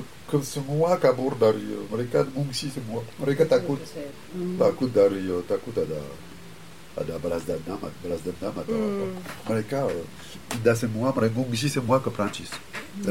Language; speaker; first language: Indonesian; non-native, fluent; French